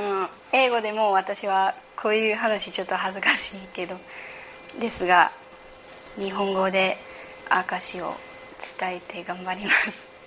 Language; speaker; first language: Japanese; early bilingual, heritage; English